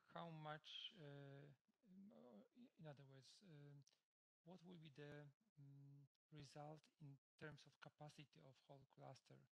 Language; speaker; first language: English; non-native, fluent; Polish